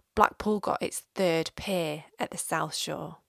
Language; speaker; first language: English; native; English